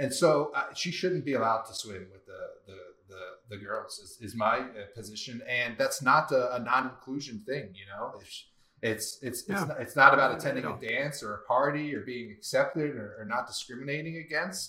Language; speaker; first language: English; native; English